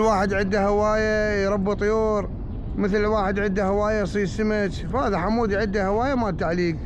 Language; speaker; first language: Arabic; native; Arabic